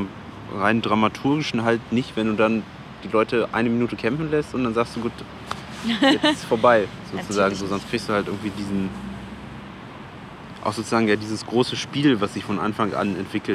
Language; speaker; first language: German; native; German